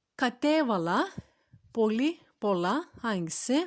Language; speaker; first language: Greek; non-native, fluent; Turkish